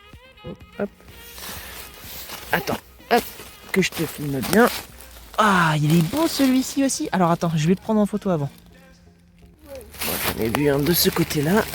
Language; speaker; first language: French; native; French